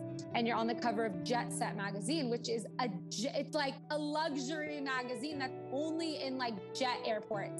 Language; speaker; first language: English; early bilingual, other home language; Portuguese